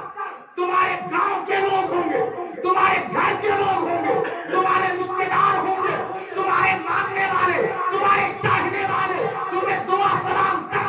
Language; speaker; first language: Urdu; native; Urdu